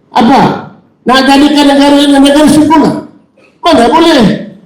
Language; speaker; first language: Malay; native; Malay